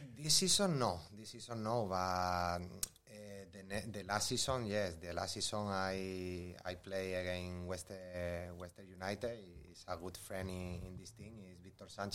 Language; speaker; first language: English; non-native, learner; Spanish